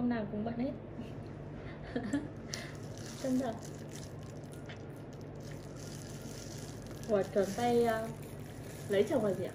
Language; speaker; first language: Chinese; non-native, learner; Vietnamese